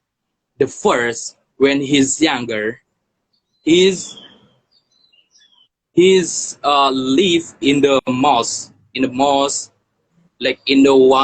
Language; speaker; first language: English; non-native, learner; Indonesian